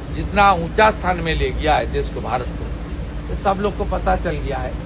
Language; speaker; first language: Hindi; non-native, local second language; Bangla